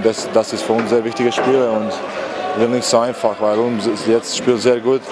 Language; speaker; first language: German; non-native, learner; Croatian